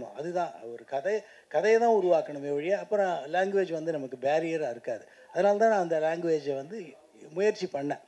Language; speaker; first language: Tamil; native; Tamil